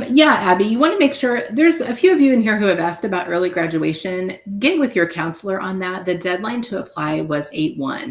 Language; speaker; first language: English; native; English